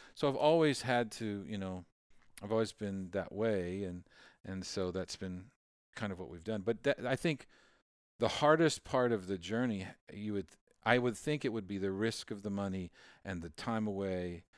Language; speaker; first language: English; native; English